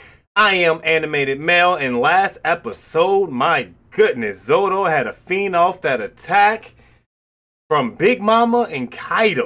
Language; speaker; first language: English; native; English